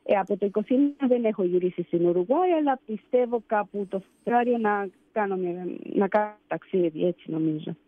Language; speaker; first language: Greek; early bilingual, heritage; Greek